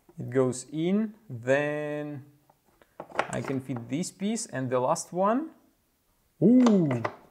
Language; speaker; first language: English; non-native, fluent; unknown